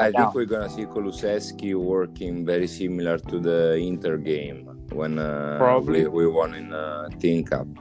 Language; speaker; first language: English; non-native, fluent; Italian